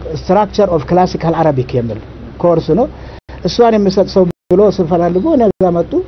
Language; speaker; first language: Amharic; non-native, local second language; Oromo